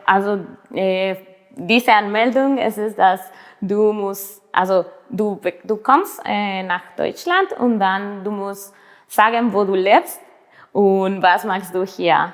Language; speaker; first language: German; non-native, learner; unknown